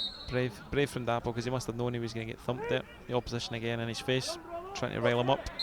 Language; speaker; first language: English; native; English